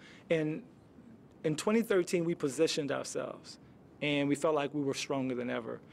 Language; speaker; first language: English; native; English